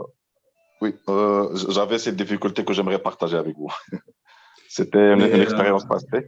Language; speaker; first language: French; non-native, local second language; Arabic